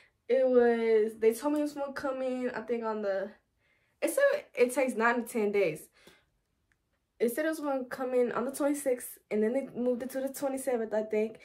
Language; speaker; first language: English; early bilingual, other home language; Spanish